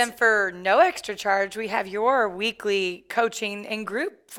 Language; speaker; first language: English; native; English